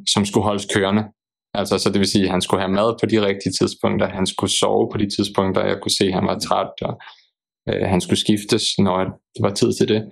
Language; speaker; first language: Danish; early bilingual, other home language; Bosnian